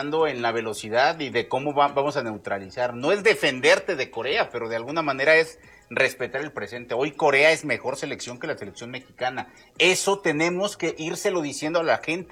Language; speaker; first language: Spanish; native; Spanish